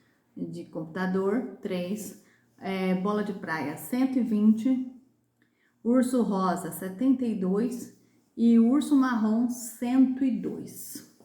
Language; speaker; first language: Portuguese; native; Portuguese